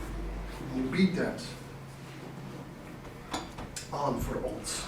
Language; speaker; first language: Dutch; non-native, fluent; English